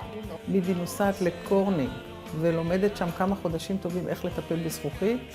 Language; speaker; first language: Hebrew; native; Hebrew